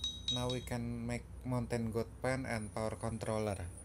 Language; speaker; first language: English; non-native, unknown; Indonesian